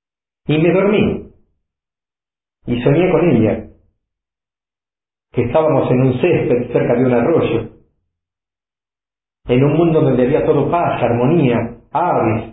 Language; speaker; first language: Spanish; native; Spanish